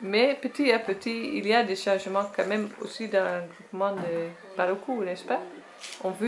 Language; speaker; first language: French; non-native, learner; Dutch